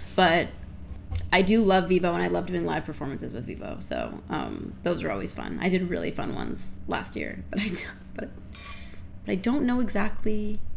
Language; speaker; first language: English; native; English